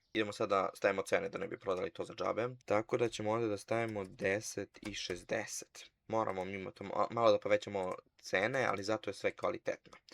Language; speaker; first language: Bosnian; early bilingual, heritage; Bosnian